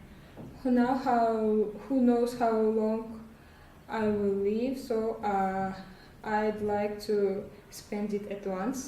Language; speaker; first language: English; non-native, learner; Russian